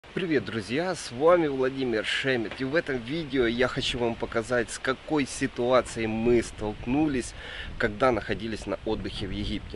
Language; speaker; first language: Russian; native; Russian